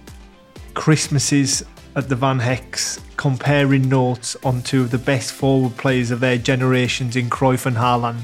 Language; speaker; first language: English; native; English